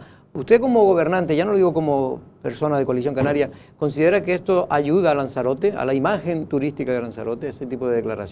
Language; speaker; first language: Spanish; native; Spanish